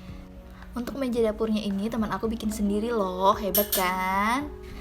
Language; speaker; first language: Indonesian; native; Indonesian